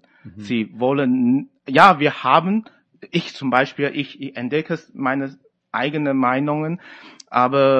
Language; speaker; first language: German; non-native, fluent; Chinese